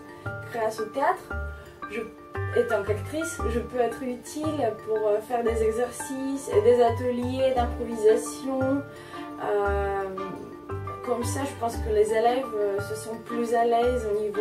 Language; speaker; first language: French; non-native, fluent; Bulgarian